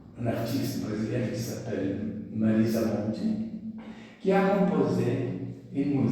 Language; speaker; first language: French; non-native, learner; Portuguese